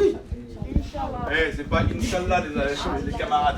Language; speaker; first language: French; native; French